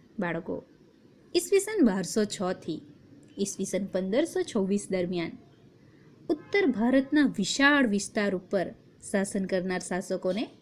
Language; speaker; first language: Gujarati; native; Gujarati